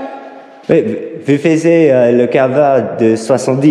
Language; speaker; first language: French; non-native, learner; English